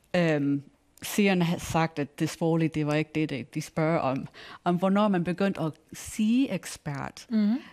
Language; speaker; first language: Danish; non-native, fluent; English